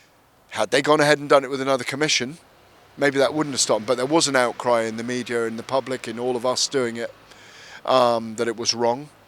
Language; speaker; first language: English; native; English